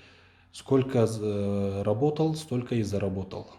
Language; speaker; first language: Russian; non-native, local second language; Kyrgyz